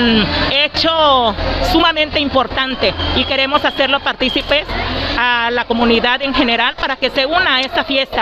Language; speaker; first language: Spanish; native; Spanish